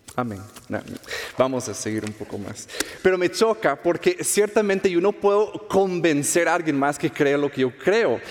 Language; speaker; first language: Spanish; non-native, fluent; English